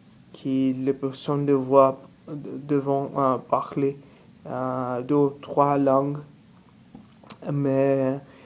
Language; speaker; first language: French; non-native, learner; Portuguese